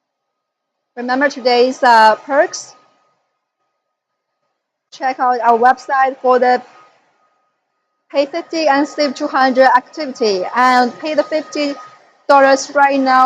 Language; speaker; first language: English; non-native, fluent; Chinese